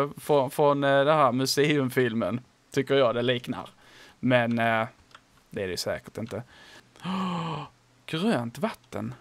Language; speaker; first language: Swedish; native; Swedish